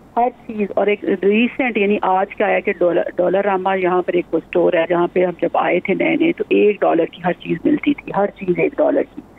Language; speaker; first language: Urdu; non-native, local second language; Punjabi